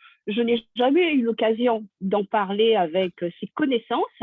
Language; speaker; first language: French; native; French